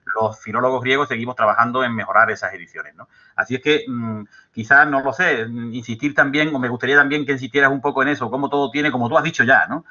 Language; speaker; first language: Spanish; native; Spanish